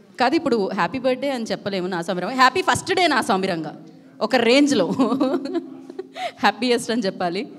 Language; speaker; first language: Telugu; native; Telugu